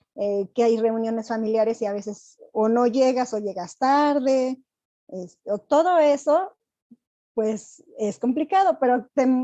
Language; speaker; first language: Spanish; native; Spanish